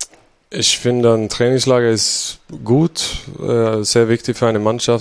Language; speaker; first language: German; non-native, fluent; Swedish